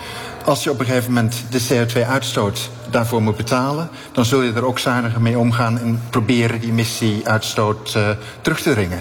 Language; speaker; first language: Dutch; native; Dutch